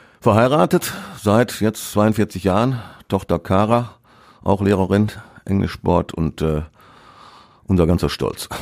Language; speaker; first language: German; native; German